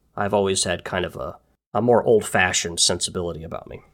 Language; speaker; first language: English; native; English